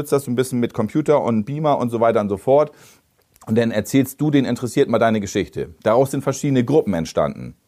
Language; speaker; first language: German; native; German